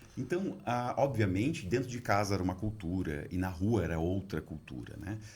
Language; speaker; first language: Portuguese; native; Portuguese